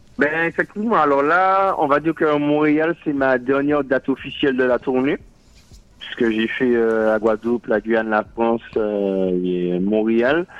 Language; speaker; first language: French; native; French